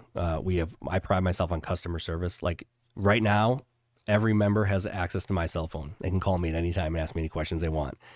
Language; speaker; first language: English; native; English